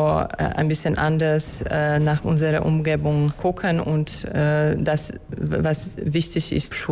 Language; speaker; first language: German; non-native, fluent; Polish